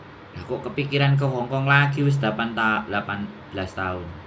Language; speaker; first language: Indonesian; non-native, local second language; Javanese